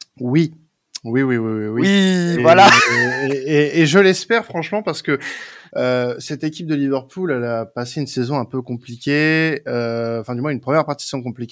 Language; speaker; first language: French; native; French